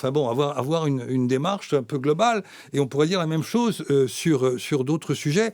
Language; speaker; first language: French; native; French